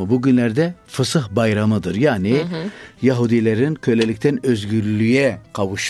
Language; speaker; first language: Turkish; non-native, fluent; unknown